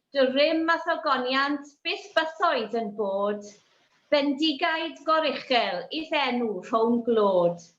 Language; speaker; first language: Welsh; native; Welsh